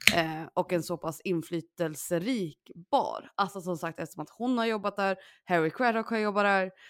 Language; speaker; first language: Swedish; native; Swedish